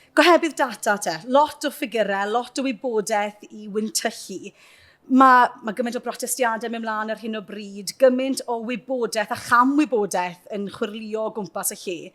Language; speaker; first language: Welsh; native; Welsh